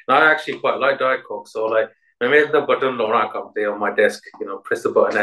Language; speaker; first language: English; native; English